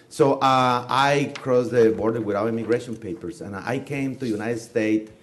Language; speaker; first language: English; non-native, fluent; Spanish